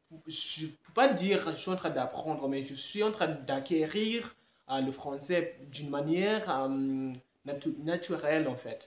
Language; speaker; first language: French; non-native, fluent; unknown